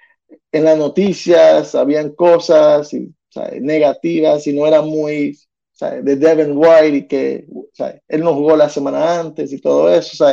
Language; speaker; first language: Spanish; early bilingual, heritage; Spanish